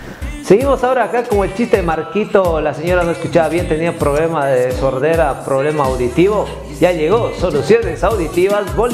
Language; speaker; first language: Spanish; native; Spanish